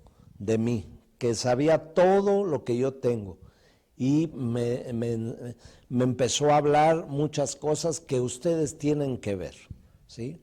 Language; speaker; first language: Spanish; native; Spanish